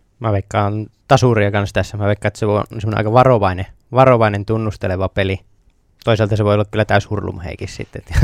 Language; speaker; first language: Finnish; native; Finnish